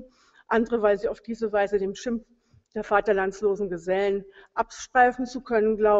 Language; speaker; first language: German; native; German